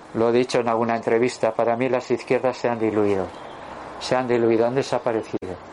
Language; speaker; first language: Spanish; native; Spanish